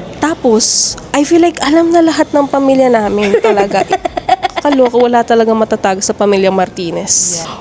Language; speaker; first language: Filipino; native; Filipino